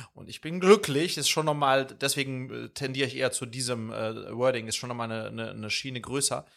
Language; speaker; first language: German; early bilingual, other home language; Swedish